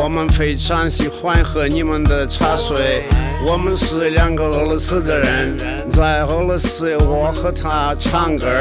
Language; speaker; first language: Chinese; non-native, learner; Russian